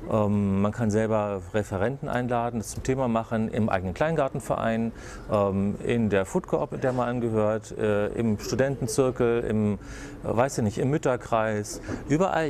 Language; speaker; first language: German; native; German